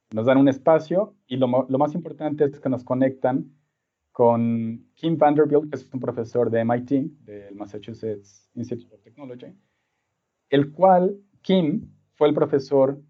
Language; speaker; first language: Spanish; native; Spanish